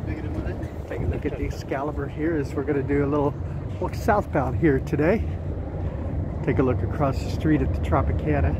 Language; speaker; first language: English; native; English